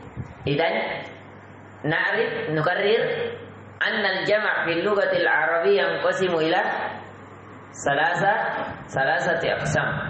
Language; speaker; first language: Arabic; non-native, fluent; Indonesian